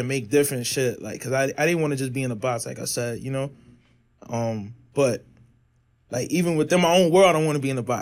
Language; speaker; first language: English; native; English